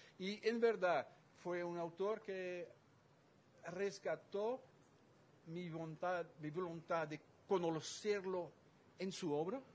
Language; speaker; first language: Spanish; non-native, fluent; Dutch